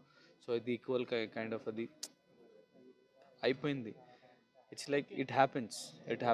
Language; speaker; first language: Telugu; non-native, local second language; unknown